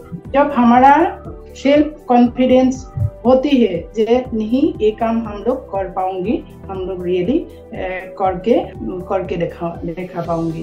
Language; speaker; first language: Hindi; non-native, local second language; Assamese